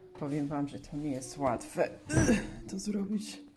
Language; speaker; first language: Polish; non-native, learner; English